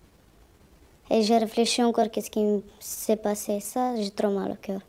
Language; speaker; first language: French; non-native, learner; Romanian